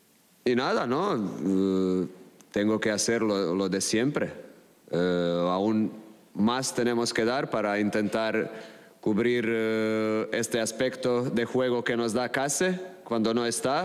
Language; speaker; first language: Spanish; non-native, fluent; Croatian